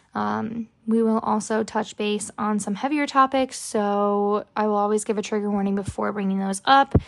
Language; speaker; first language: English; native; English